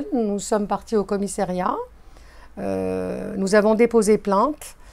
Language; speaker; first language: French; native; French